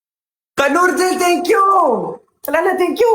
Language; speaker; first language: English; non-native, local second language; Malay